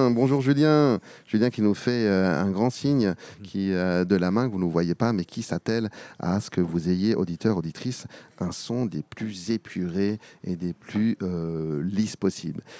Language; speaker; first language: French; native; French